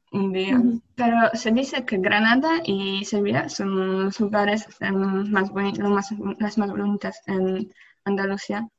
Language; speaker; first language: Spanish; non-native, learner; Polish